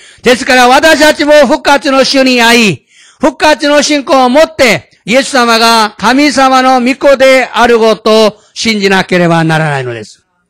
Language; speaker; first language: Japanese; non-native, fluent; Korean